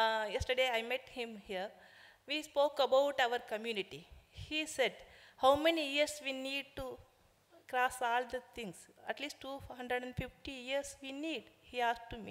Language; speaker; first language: English; non-native, local second language; Tamil